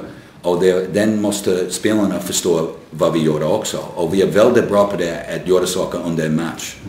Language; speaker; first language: Swedish; non-native, fluent; English